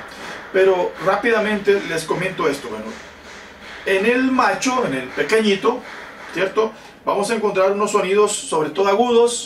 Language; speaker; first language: Spanish; native; Spanish